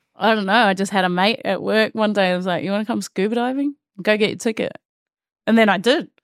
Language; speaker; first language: English; native; English